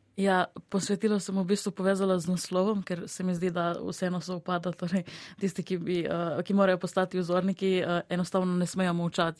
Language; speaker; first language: Slovenian; early bilingual, other home language; Serbian